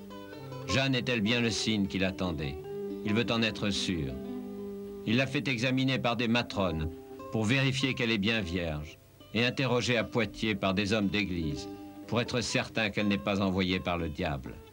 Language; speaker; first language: French; native; French